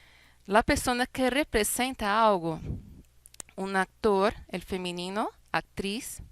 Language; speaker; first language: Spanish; non-native, fluent; Portuguese